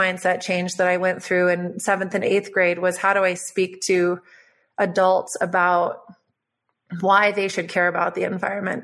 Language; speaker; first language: English; native; English